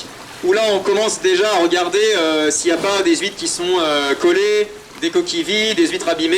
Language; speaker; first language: French; native; French